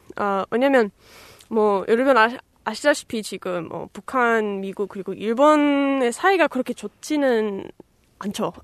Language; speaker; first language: Korean; non-native, fluent; English